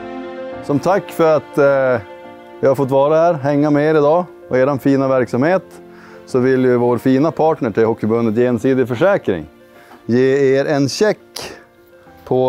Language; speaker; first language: Swedish; native; Swedish